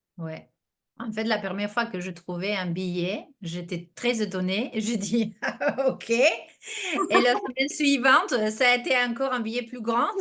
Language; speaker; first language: French; non-native, fluent; Spanish